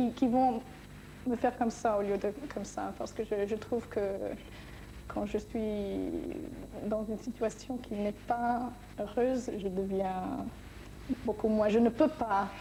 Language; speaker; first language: French; non-native, fluent; English